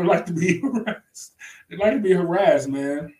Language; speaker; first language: English; native; English